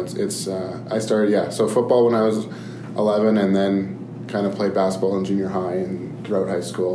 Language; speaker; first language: English; native; English